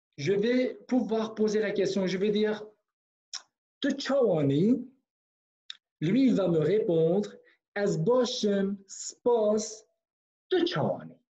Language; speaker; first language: French; non-native, fluent; Kurdish